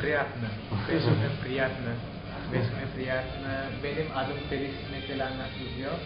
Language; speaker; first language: Turkish; non-native, learner; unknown